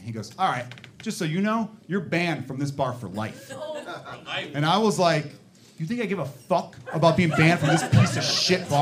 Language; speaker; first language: English; native; English